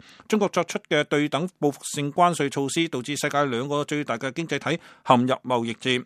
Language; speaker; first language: Chinese; non-native, local second language; Cantonese